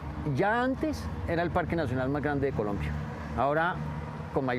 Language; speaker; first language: Spanish; native; Spanish